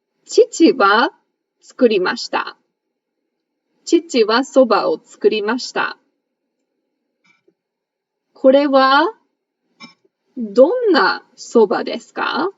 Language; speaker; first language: Japanese; non-native, fluent; English